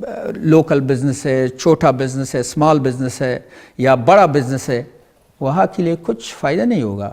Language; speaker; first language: Hindi; non-native, fluent; Pashto